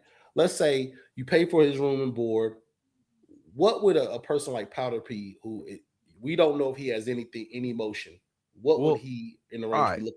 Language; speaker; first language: English; native; English